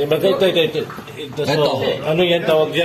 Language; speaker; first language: Filipino; native; Filipino